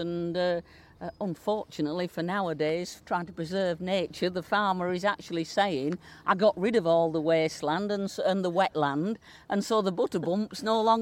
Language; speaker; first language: English; native; English